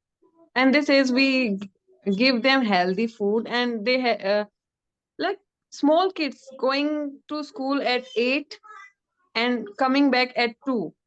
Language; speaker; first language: English; non-native, learner; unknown